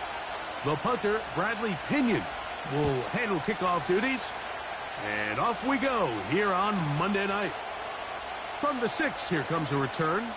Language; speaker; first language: English; native; English